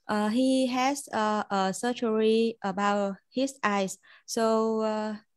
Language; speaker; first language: English; non-native, fluent; Vietnamese